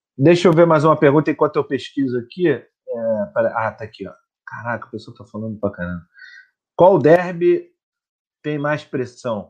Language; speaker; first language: Portuguese; native; Portuguese